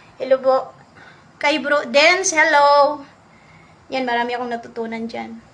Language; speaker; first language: Filipino; non-native, local second language; Cebuano